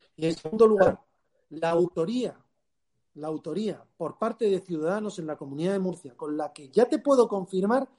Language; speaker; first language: Spanish; native; Spanish